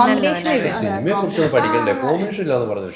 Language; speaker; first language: Malayalam; native; Malayalam